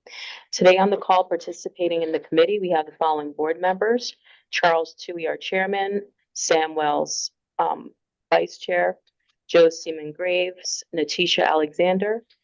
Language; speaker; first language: English; native; English